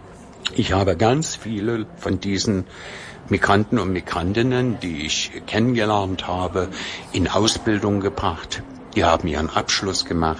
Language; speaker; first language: German; native; German